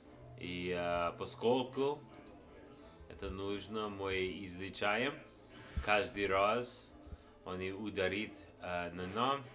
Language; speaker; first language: Russian; non-native, learner; English